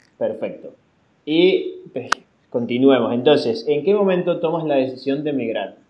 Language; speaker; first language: Spanish; native; Spanish